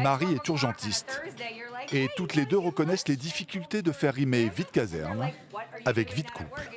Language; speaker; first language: French; native; French